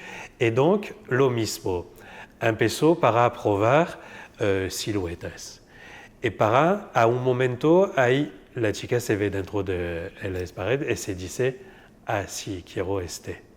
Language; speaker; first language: Spanish; non-native, fluent; French